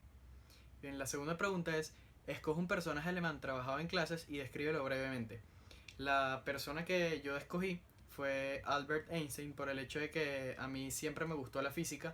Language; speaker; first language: Spanish; native; Spanish